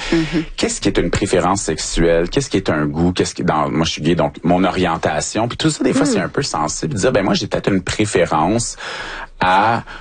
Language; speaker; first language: French; native; French